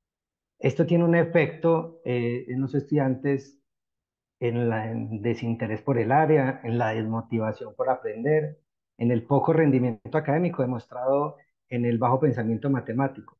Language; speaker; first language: Spanish; native; Spanish